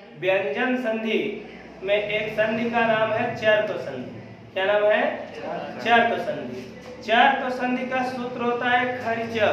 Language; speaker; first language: Hindi; native; Hindi